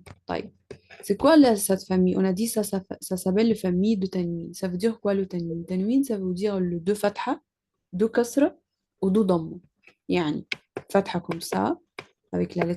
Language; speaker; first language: French; non-native, learner; Arabic